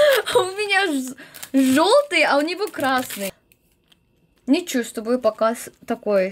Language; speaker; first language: Russian; non-native, learner; Korean